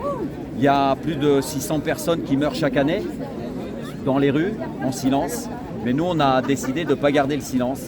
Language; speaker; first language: French; native; French